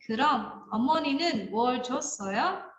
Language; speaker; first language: Korean; non-native, fluent; Indonesian